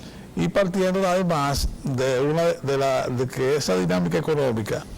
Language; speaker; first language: Spanish; native; Spanish